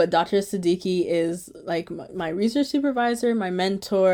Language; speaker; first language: English; native; English